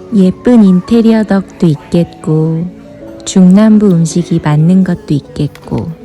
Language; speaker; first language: Korean; native; Korean